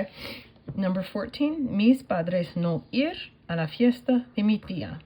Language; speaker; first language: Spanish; non-native, fluent; English